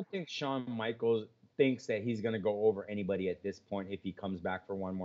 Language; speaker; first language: English; native; English